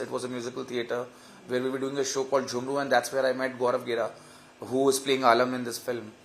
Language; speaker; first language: English; non-native, local second language; Hindi